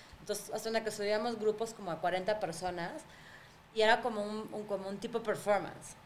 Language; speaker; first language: Spanish; early bilingual, other home language; Russian